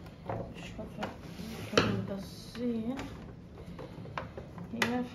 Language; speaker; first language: German; non-native, fluent; Croatian